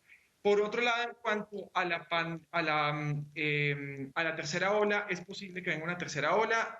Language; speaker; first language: Spanish; native; Spanish